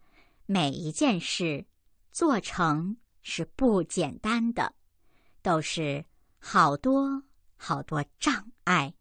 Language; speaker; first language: Chinese; native; Chinese